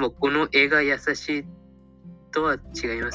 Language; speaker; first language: Japanese; non-native, fluent; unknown